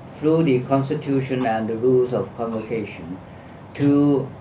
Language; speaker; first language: English; non-native, local second language; Cantonese